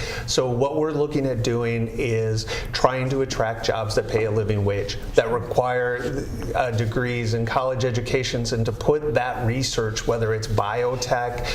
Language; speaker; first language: English; native; English